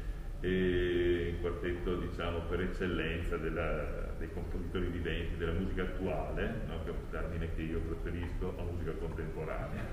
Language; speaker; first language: Italian; native; Italian